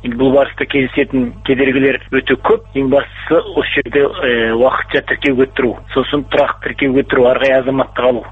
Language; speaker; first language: Kazakh; early bilingual, heritage; Kazakh